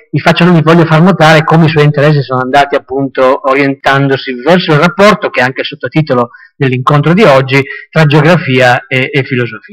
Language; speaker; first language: Italian; native; Italian